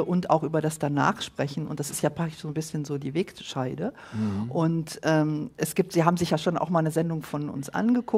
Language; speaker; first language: German; native; German